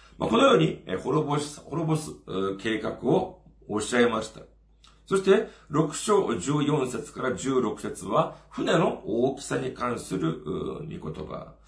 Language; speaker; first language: Japanese; non-native, fluent; Korean